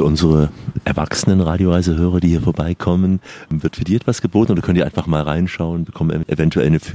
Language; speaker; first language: German; native; German